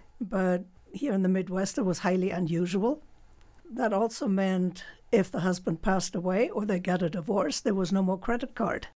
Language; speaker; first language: English; non-native, fluent; German